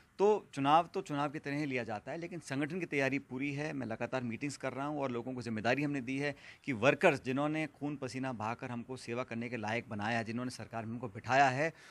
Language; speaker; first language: Hindi; native; Hindi